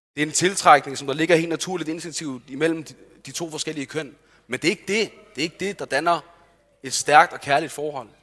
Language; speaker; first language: Danish; early bilingual, other home language; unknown